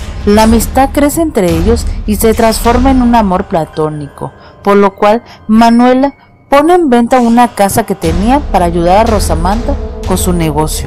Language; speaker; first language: Spanish; native; Spanish